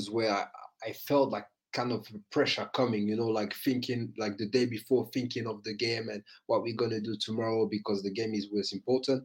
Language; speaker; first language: English; non-native, fluent; French